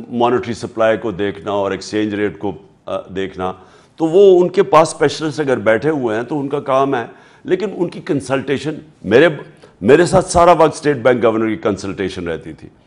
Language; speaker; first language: Urdu; native; Urdu